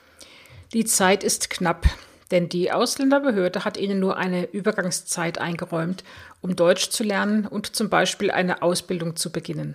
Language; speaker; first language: German; native; German